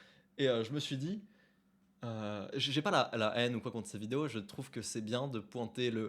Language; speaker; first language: French; native; French